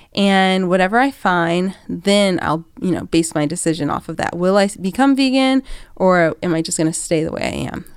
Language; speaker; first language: English; native; English